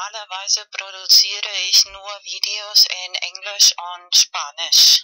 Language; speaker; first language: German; non-native, learner; Spanish